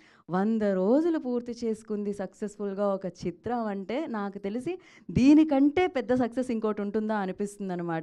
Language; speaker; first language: Telugu; native; Telugu